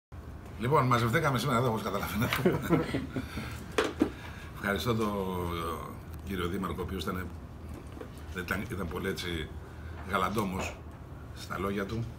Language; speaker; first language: Greek; native; Greek